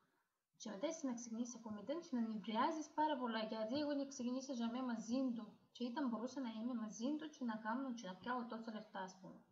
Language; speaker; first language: Greek; non-native, learner; Russian